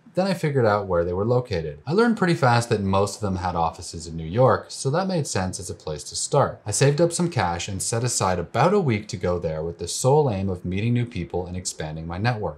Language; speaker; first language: English; native; English